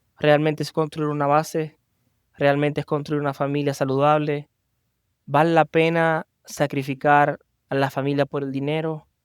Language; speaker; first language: Spanish; native; Spanish